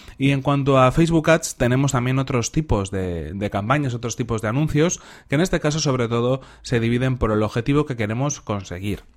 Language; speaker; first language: Spanish; native; Spanish